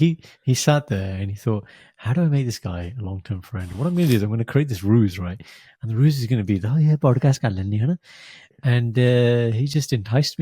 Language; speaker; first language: English; early bilingual, other home language; Punjabi